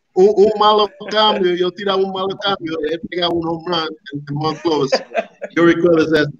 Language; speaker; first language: Spanish; non-native, learner; English